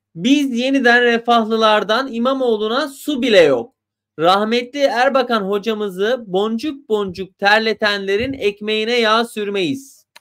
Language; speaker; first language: Turkish; native; Turkish